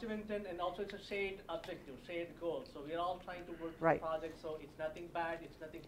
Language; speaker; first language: English; non-native, fluent; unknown